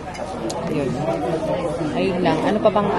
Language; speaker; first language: Filipino; native; Filipino